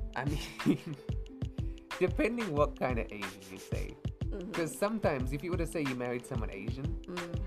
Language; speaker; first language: English; native; English